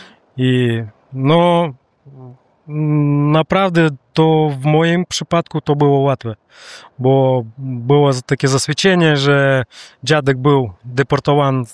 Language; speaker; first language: Polish; non-native, learner; Russian